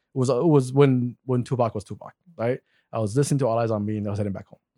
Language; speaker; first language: English; non-native, fluent; Arabic